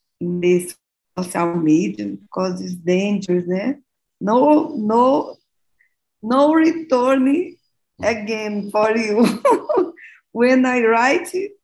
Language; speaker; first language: English; non-native, learner; Portuguese